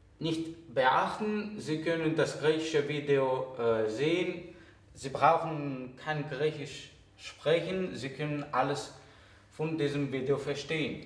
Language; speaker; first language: German; non-native, fluent; Greek